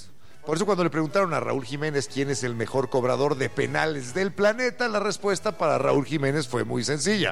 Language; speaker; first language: Spanish; native; Spanish